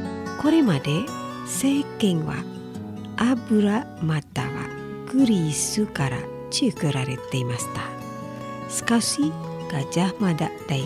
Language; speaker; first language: Japanese; non-native, fluent; Indonesian